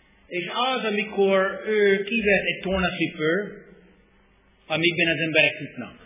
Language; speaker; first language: Hungarian; non-native, fluent; English